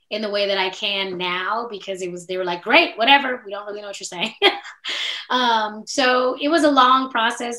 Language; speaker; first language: English; native; English